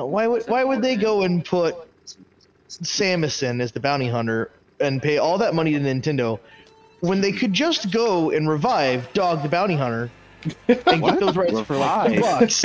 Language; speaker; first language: English; native; English